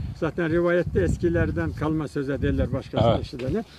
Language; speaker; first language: Turkish; early bilingual, other home language; Kazakh